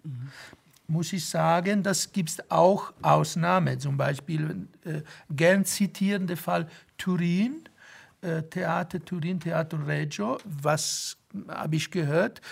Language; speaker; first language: German; non-native, fluent; Italian